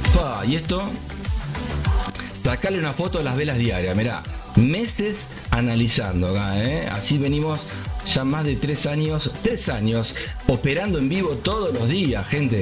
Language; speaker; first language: Spanish; native; Spanish